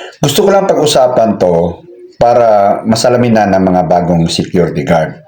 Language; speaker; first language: Filipino; non-native, local second language; Cebuano